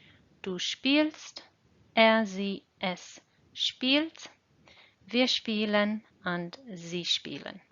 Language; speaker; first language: German; non-native, fluent; English